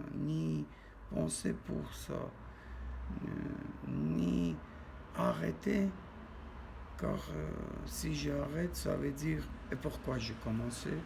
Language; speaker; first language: French; non-native, learner; Armenian